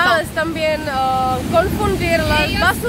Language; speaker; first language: Spanish; non-native, learner; Czech